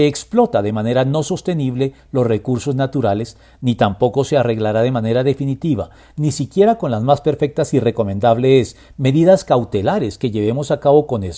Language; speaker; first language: Spanish; native; Spanish